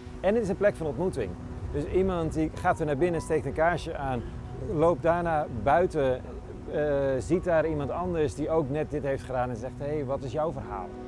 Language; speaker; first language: Dutch; native; Dutch